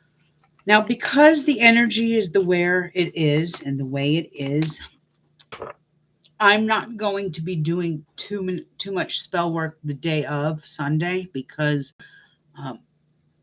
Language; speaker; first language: English; native; English